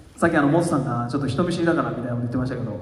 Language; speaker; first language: Japanese; native; Japanese